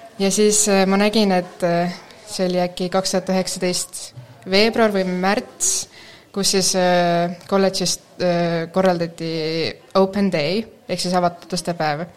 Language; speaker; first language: Estonian; native; Estonian